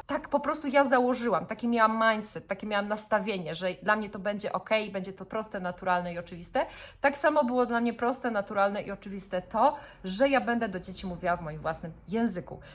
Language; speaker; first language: Polish; native; Polish